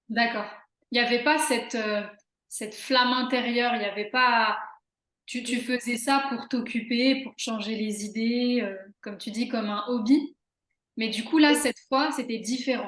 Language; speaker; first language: French; native; French